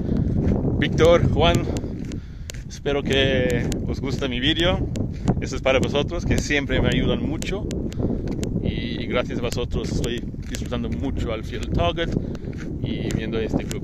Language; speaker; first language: Spanish; non-native, fluent; English